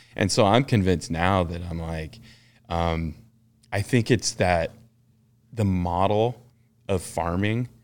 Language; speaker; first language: English; native; English